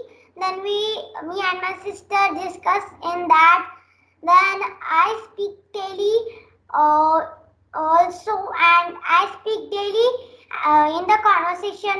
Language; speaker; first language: English; non-native, learner; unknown